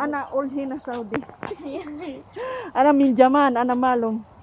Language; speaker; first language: Arabic; non-native, learner; Filipino